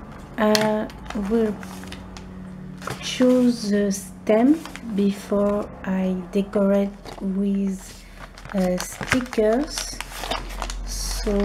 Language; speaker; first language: English; non-native, learner; French